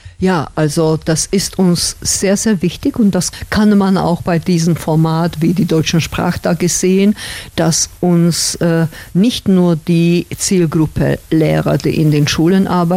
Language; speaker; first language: German; non-native, fluent; Slovak